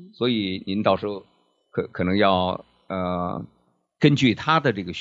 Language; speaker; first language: Chinese; native; Chinese